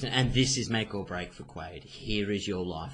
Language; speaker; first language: English; native; English